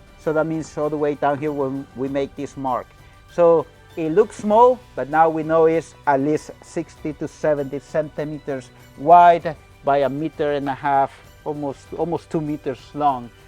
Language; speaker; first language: English; non-native, fluent; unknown